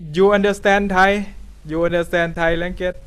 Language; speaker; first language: English; non-native, learner; Thai